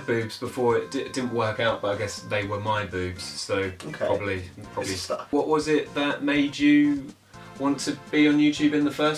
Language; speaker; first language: English; native; English